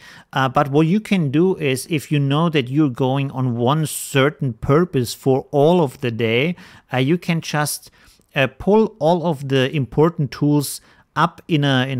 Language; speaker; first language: English; non-native, fluent; German